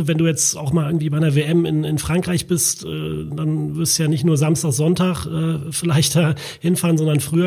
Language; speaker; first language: German; native; German